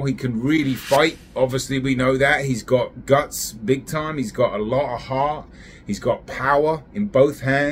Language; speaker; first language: English; native; English